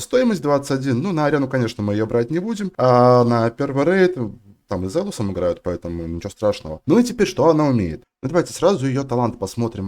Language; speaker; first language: Russian; native; Russian